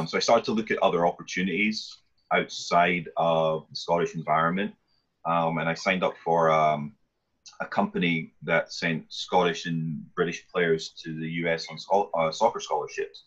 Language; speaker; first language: English; native; English